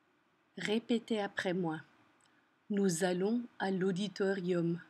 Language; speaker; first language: French; non-native, fluent; English